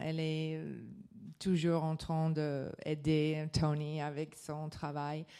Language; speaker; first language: French; non-native, learner; English